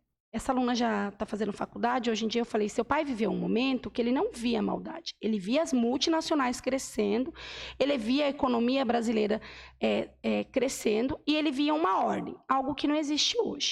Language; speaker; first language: Portuguese; native; Portuguese